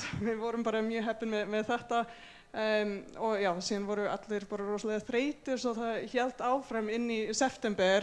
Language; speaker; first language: Icelandic; non-native, fluent; English